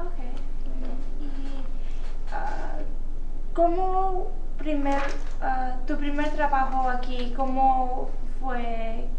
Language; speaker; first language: Spanish; early bilingual, heritage; Spanish